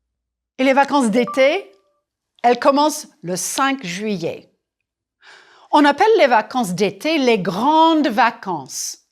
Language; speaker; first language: French; non-native, fluent; English